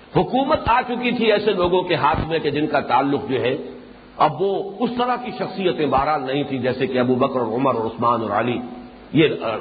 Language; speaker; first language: Urdu; native; Urdu